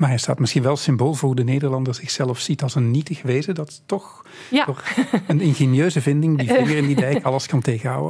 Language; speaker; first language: Dutch; native; Dutch